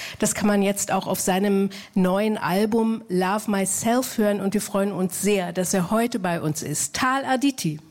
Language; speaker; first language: German; native; German